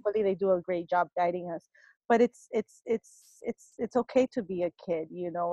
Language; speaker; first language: English; early bilingual, other home language; Spanish